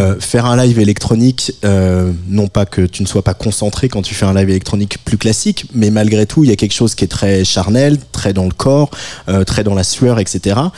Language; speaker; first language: French; native; French